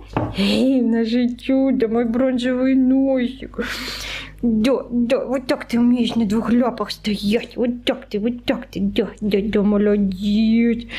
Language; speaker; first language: Russian; native; Russian